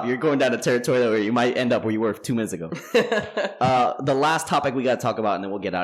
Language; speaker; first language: English; native; English